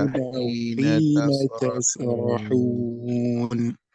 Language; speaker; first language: Arabic; non-native, learner; English